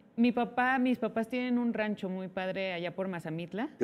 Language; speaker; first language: Spanish; native; Spanish